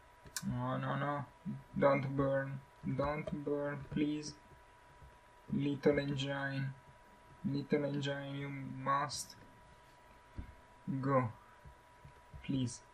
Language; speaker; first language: English; non-native, learner; Italian